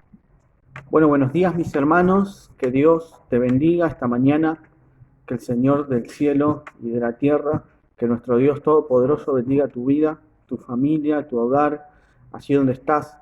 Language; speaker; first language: Spanish; native; Spanish